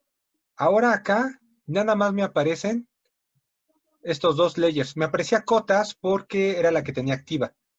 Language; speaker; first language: Spanish; native; Spanish